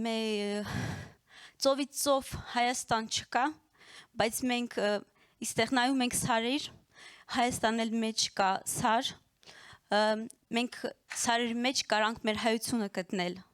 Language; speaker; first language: Armenian; early bilingual, heritage; Armenian